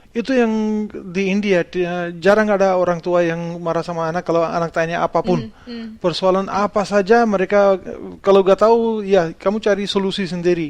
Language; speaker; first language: Indonesian; non-native, fluent; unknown